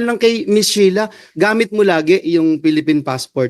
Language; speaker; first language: Filipino; native; Filipino